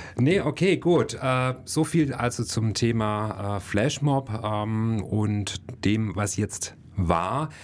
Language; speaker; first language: German; native; German